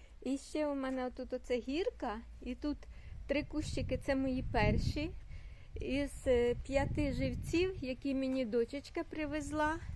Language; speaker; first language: Ukrainian; non-native, local second language; Russian